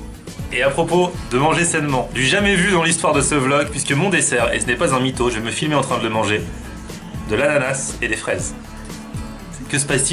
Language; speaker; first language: French; native; French